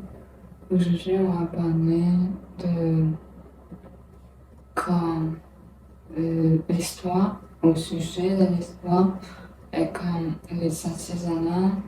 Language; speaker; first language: French; non-native, learner; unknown